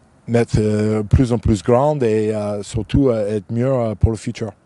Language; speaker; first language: French; non-native, fluent; English